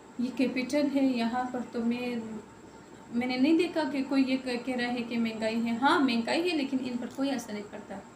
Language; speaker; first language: Urdu; non-native, local second language; Pashto